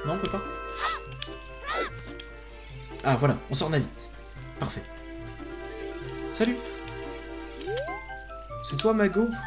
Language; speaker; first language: French; native; French